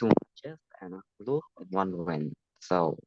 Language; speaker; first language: English; non-native, learner; Vietnamese